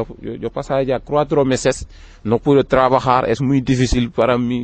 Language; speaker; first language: Spanish; non-native, learner; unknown